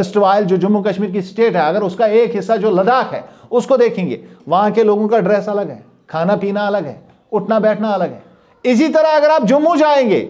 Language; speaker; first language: Urdu; non-native, local second language; Kashmiri